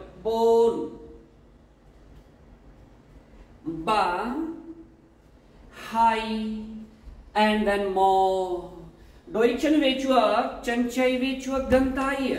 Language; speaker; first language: Vietnamese; non-native, learner; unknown